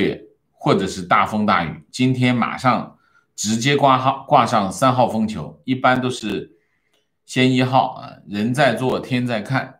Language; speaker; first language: Chinese; native; Chinese